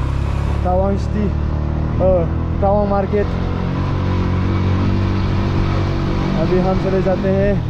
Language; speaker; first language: Hindi; non-native, local second language; Bodo